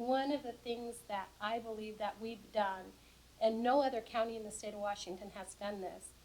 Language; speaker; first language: English; native; English